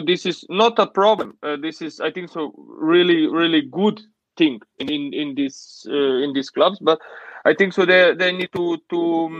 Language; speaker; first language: English; non-native, learner; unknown